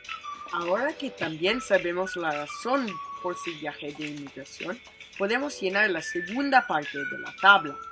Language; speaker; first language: Spanish; non-native, fluent; English